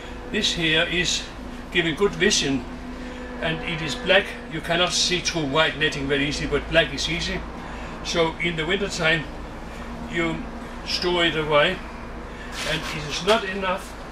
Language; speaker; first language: English; non-native, fluent; Danish